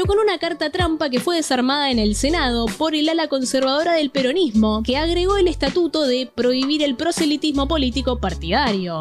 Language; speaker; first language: Spanish; native; Spanish